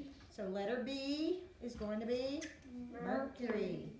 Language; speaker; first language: English; native; English